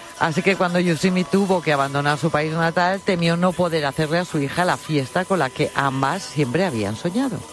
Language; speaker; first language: Spanish; native; Spanish